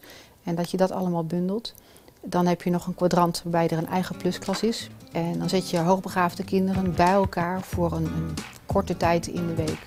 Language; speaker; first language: Dutch; native; Dutch